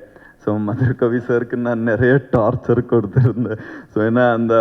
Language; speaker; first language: Tamil; non-native, learner; Kannada